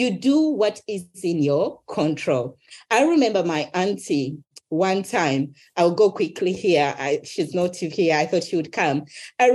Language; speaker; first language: English; non-native, local second language; Ganda